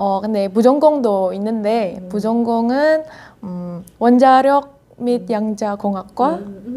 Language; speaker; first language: Korean; non-native, fluent; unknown